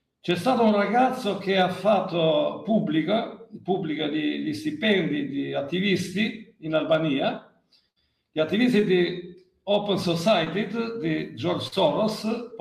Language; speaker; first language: Italian; non-native, fluent; Albanian